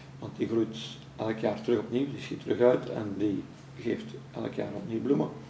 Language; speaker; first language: Dutch; native; Dutch